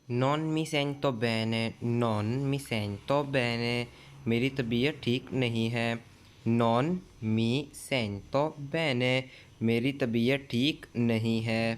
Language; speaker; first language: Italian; non-native, fluent; Urdu